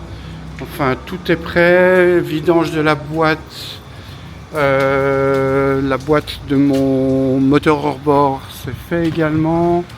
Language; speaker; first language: French; native; French